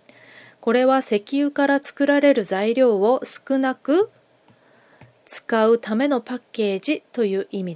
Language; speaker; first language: Japanese; non-native, fluent; Korean